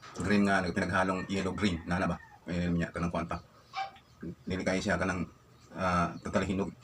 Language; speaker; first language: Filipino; non-native, local second language; Cebuano